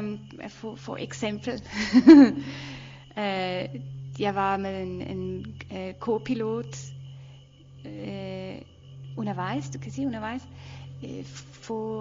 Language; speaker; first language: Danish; non-native, learner; German